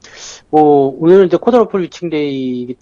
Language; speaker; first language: Korean; native; Korean